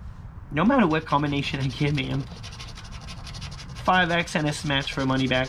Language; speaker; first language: English; native; English